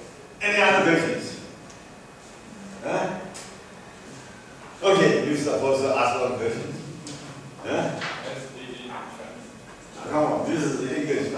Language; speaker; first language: English; non-native, fluent; Chinese